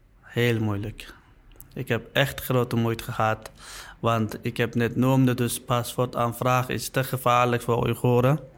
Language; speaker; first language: Dutch; non-native, learner; Uyghur